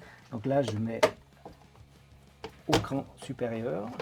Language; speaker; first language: French; native; French